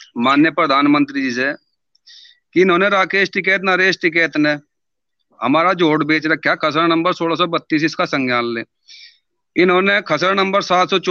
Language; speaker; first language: Hindi; native; Hindi